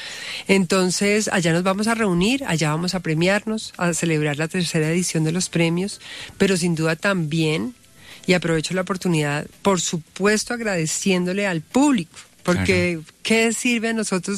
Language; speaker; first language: Spanish; native; Spanish